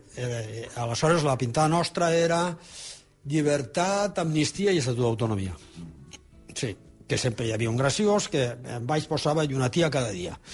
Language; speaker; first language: Catalan; native; Catalan